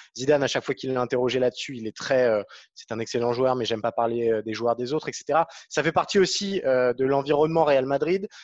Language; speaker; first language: French; native; French